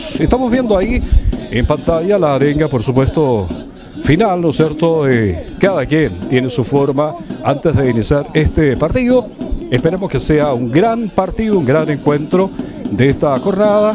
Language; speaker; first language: Spanish; native; Spanish